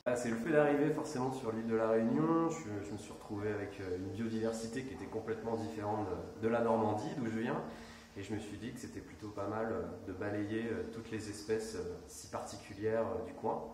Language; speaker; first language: French; native; French